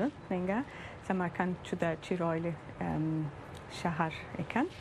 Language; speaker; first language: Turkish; early bilingual, heritage; Turkish